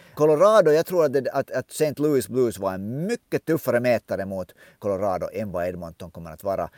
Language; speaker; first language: Swedish; native; Swedish